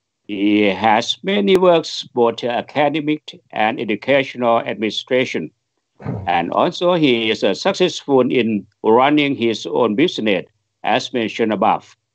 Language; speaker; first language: English; non-native, fluent; Thai